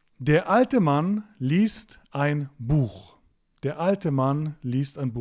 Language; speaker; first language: German; non-native, fluent; Turkish